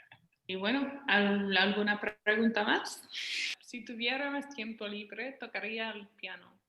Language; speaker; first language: Spanish; non-native, learner; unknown